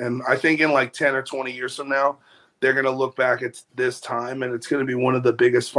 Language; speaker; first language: English; native; English